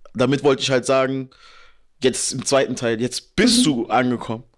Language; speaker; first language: German; native; German